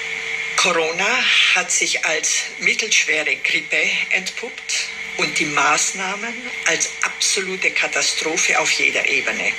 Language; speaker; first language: German; non-native, fluent; Romanian